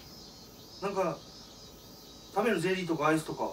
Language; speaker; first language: Japanese; native; Japanese